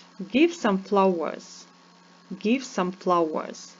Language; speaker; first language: English; non-native, fluent; Ukrainian